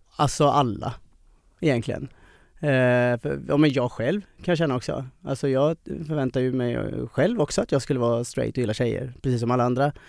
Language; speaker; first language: Swedish; early bilingual, other home language; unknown